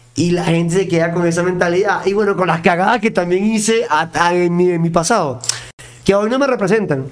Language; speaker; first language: Spanish; native; Spanish